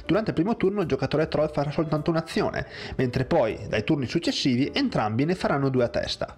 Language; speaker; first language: Italian; native; Italian